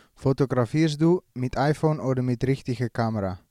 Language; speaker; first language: German; non-native, learner; Dutch